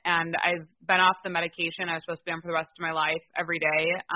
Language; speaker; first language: English; native; English